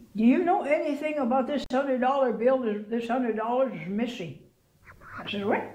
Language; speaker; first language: English; native; English